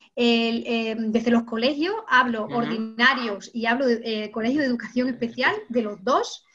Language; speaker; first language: Spanish; native; Spanish